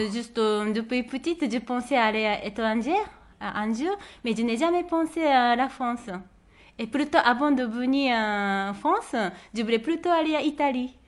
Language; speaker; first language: French; non-native, fluent; Japanese